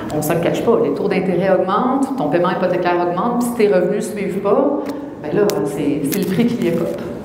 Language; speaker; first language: French; native; French